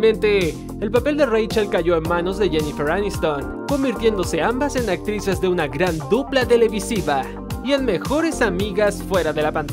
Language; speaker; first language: Spanish; native; Spanish